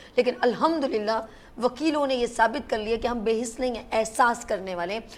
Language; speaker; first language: Urdu; native; Urdu